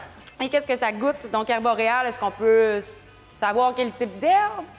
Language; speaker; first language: French; native; French